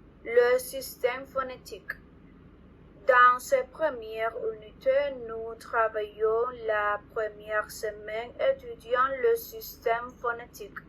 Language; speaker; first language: French; non-native, learner; Spanish